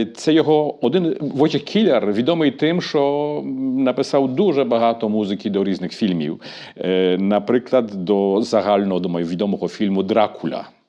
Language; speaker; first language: Ukrainian; early bilingual, heritage; Ukrainian